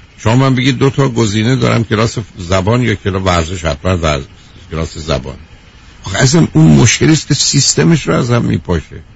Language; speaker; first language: Persian; native; Persian